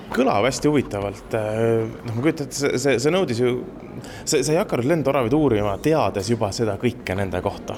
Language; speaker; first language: Estonian; native; Estonian